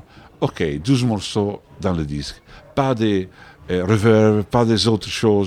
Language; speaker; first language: French; non-native, learner; Italian